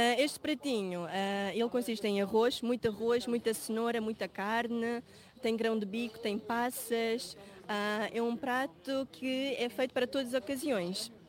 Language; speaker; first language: Portuguese; early bilingual, other home language; Uzbek